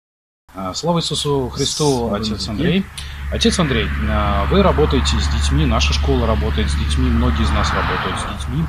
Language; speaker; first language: Russian; native; Russian